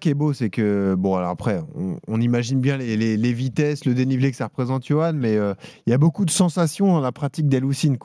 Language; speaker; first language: French; native; French